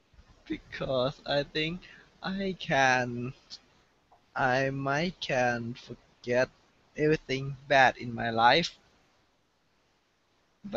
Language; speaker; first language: English; non-native, learner; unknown